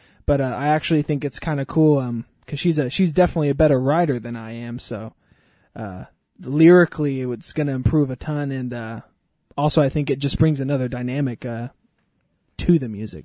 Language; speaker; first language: English; early bilingual, other home language; Spanish